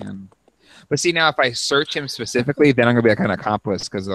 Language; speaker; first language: English; native; English